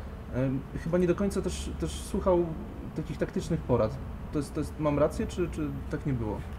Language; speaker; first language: Polish; native; Polish